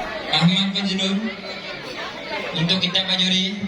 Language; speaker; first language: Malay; non-native, local second language; Achinese